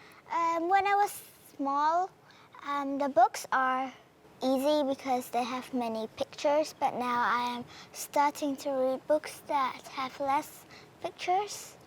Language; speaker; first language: English; non-native, fluent; Vietnamese